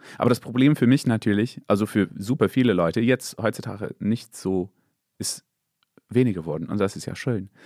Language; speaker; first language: German; non-native, fluent; English